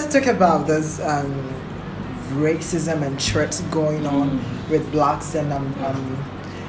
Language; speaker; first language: English; non-native, local second language; Akan